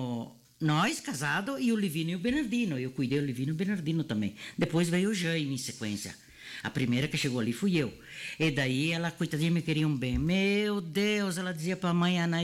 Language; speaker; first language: Portuguese; non-native, local second language; Italian